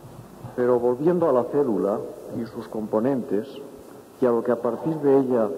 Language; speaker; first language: Spanish; native; Spanish